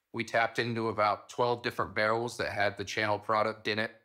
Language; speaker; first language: English; native; English